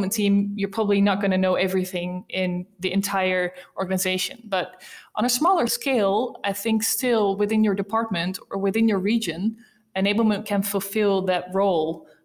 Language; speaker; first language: English; non-native, fluent; Dutch